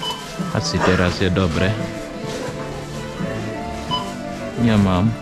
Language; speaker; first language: Slovak; non-native, learner; English